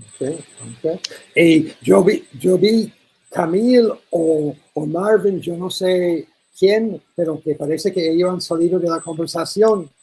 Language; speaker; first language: Spanish; non-native, learner; English